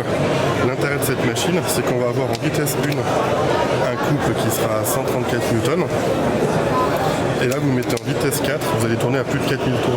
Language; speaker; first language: French; native; French